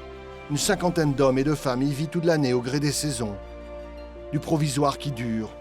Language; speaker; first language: French; native; French